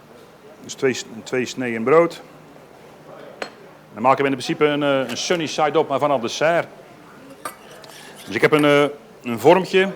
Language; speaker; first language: Dutch; native; Dutch